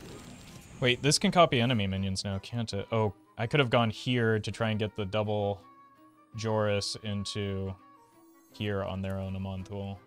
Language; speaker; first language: English; native; English